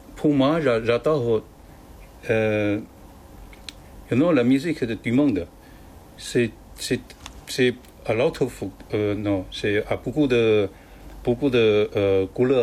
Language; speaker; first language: French; non-native, learner; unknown